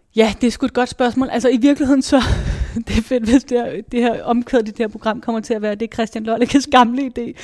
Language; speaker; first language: Danish; native; Danish